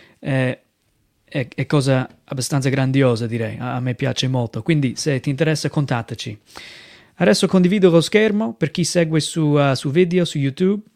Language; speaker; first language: Italian; non-native, fluent; English